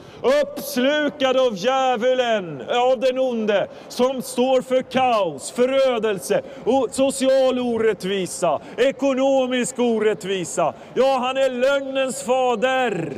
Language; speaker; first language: Swedish; non-native, fluent; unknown